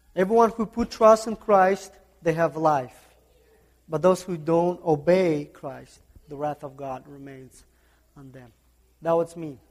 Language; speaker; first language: English; non-native, fluent; Kazakh